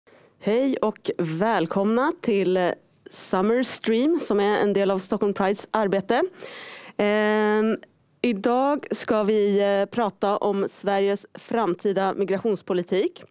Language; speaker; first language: Swedish; native; Swedish